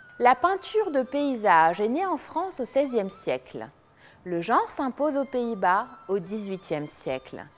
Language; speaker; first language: French; non-native, local second language; Arabic